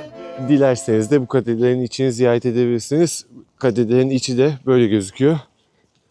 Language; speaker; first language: Turkish; native; Turkish